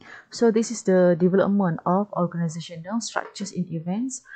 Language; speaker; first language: English; non-native, local second language; Malay